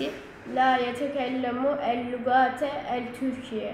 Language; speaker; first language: Arabic; non-native, learner; Turkish